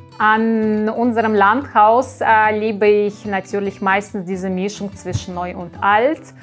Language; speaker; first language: German; non-native, fluent; Russian